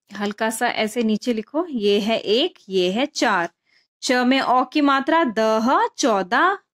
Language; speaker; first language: Hindi; non-native, local second language; Bangla